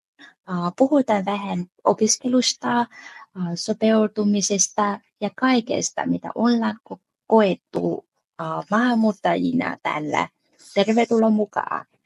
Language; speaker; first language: Finnish; non-native, fluent; Vietnamese